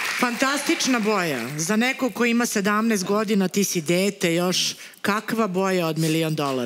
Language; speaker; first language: Serbian; native; Serbian